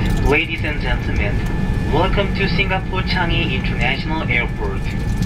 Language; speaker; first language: Korean; native; Korean